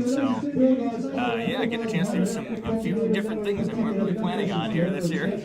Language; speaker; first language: English; native; English